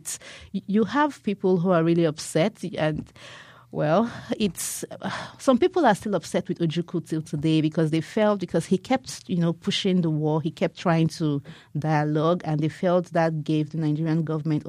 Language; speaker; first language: English; non-native, local second language; Igbo